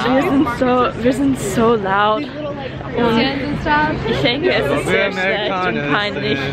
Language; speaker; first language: German; non-native, learner; English